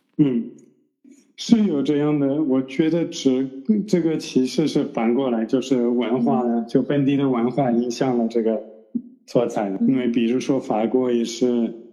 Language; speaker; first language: Chinese; non-native, fluent; French